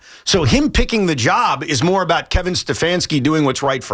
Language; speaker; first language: English; native; English